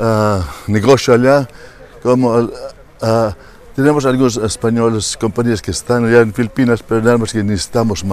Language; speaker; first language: Spanish; non-native, fluent; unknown